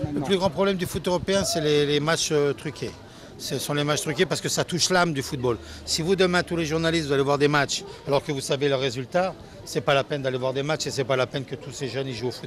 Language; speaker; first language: French; native; French